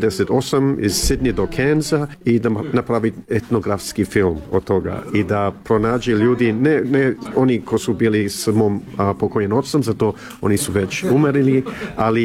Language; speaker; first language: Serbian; early bilingual, heritage; Serbian